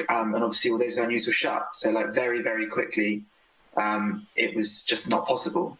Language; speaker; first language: English; native; English